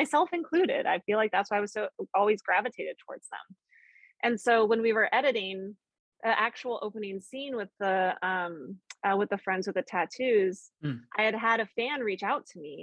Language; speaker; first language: English; native; English